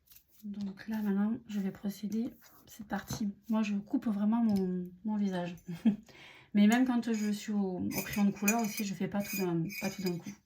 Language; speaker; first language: French; native; French